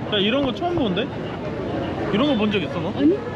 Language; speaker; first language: Korean; native; Korean